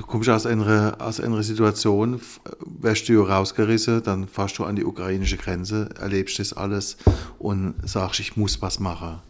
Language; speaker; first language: German; native; German